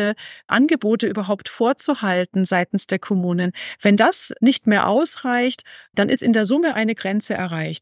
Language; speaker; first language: German; native; German